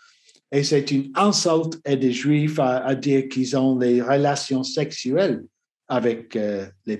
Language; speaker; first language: French; non-native, learner; English